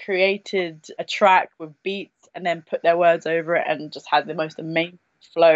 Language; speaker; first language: English; native; English